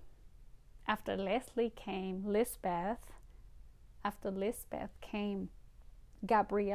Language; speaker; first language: English; non-native, fluent; Spanish